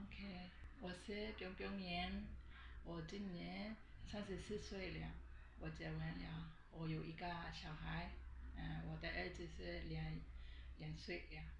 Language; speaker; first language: Chinese; non-native, learner; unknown